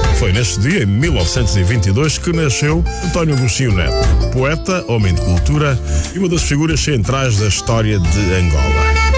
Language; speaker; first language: Portuguese; native; Portuguese